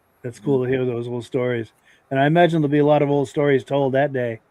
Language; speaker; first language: English; native; English